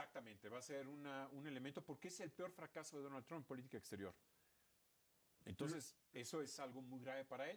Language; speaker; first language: Spanish; native; Spanish